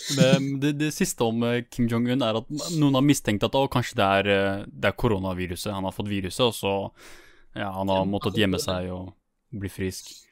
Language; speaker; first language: Norwegian; native; Norwegian